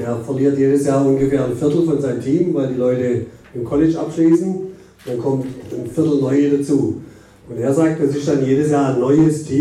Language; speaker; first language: German; native; German